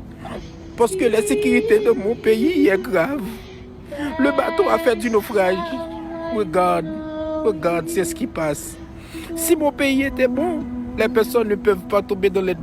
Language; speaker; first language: French; non-native, local second language; Haitian Creole